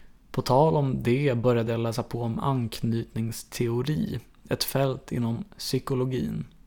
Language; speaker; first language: Swedish; native; Swedish